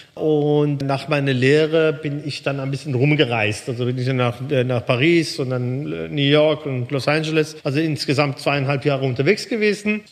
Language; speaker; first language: German; early bilingual, other home language; Persian